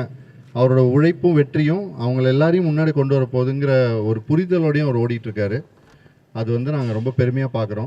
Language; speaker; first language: Tamil; native; Tamil